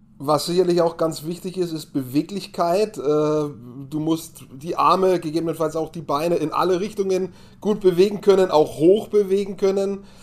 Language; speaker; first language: German; native; German